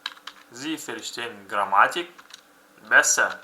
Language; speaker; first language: German; non-native, fluent; Uzbek